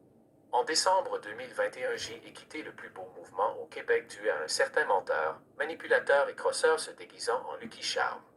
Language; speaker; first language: French; native; French